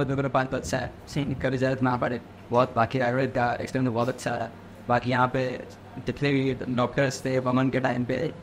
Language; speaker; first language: Hindi; native; Hindi